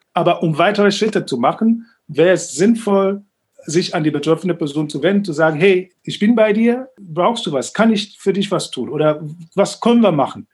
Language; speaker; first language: German; non-native, fluent; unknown